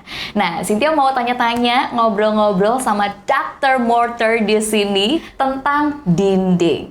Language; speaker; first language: Indonesian; native; Indonesian